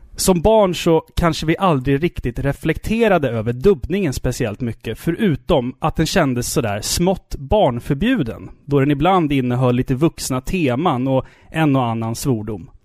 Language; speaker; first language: Swedish; native; Swedish